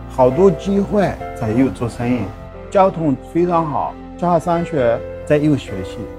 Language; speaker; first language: Chinese; non-native, learner; Arabic